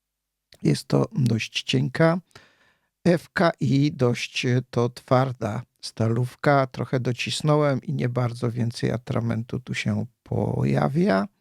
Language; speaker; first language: Polish; native; Polish